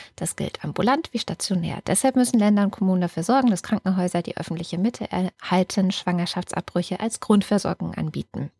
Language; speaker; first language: German; native; German